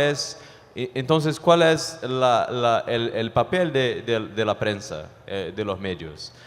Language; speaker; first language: Spanish; non-native, fluent; Portuguese